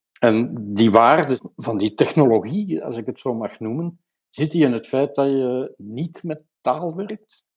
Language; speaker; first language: Dutch; native; Dutch